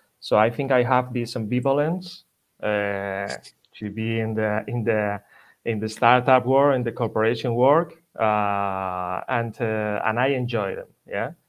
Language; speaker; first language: English; non-native, fluent; Spanish